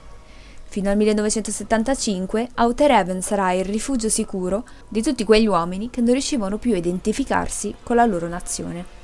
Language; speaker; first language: Italian; native; Italian